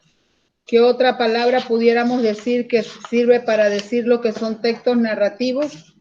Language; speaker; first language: Spanish; native; Spanish